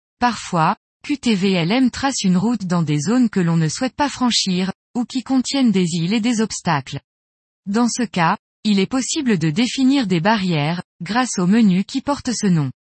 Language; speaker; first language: French; native; French